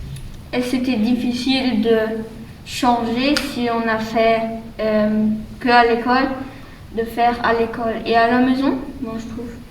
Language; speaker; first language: French; early bilingual, heritage; French